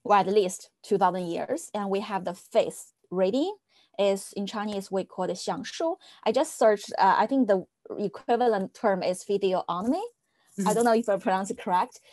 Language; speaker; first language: English; non-native, fluent; Chinese